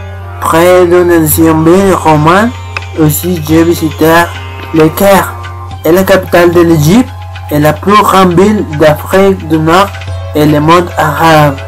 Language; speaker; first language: French; non-native, learner; Spanish